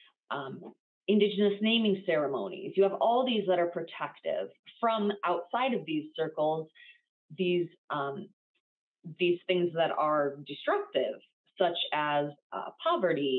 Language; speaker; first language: English; native; English